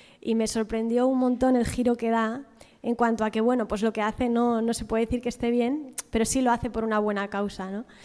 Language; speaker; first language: Spanish; native; Spanish